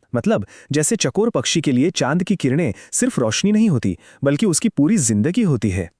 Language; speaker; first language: Hindi; non-native, local second language; Marathi